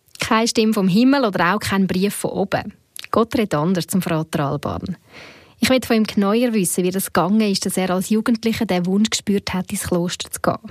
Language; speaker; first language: German; native; German